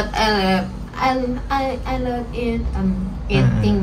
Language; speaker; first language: English; non-native, learner; Thai